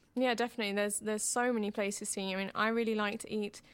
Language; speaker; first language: English; native; English